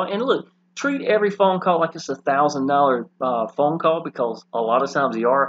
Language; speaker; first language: English; native; English